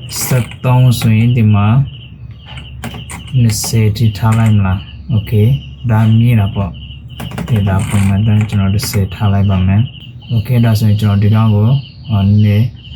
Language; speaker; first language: Burmese; non-native, local second language; Shan